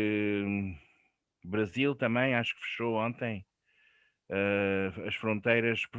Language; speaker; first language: Portuguese; non-native, fluent; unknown